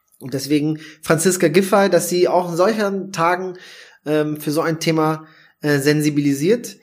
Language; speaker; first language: German; native; German